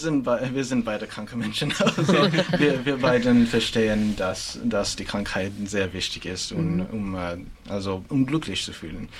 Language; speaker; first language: German; non-native, fluent; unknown